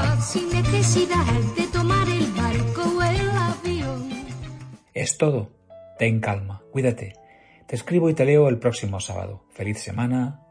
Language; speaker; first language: Spanish; native; Spanish